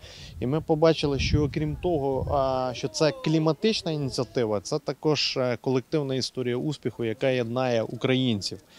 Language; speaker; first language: Ukrainian; native; Ukrainian